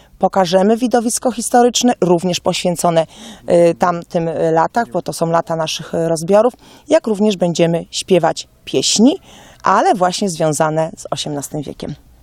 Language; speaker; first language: Polish; native; Polish